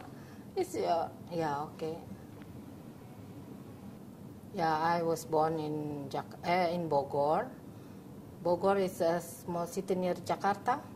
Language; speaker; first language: English; non-native, learner; Indonesian